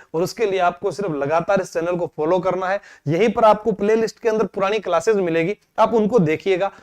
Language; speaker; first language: Hindi; native; Hindi